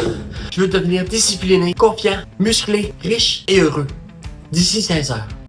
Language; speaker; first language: French; native; French